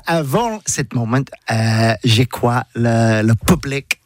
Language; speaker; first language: French; non-native, learner; English